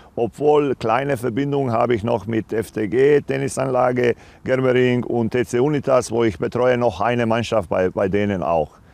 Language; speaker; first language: German; non-native, fluent; Croatian